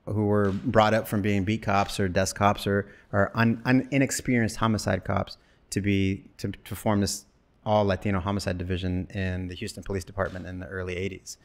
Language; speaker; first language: English; native; English